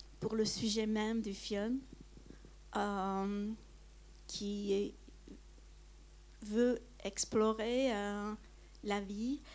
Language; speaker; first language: French; non-native, fluent; Hungarian